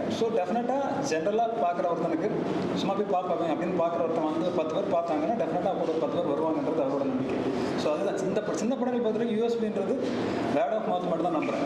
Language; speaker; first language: Tamil; native; Tamil